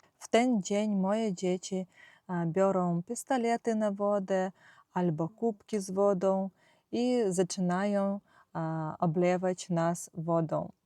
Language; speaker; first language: Polish; non-native, fluent; Ukrainian